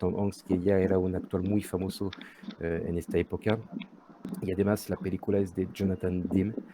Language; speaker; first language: Spanish; non-native, fluent; French